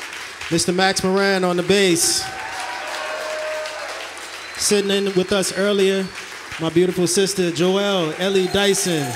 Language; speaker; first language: English; native; English